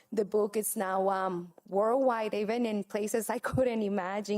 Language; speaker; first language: English; non-native, fluent; Spanish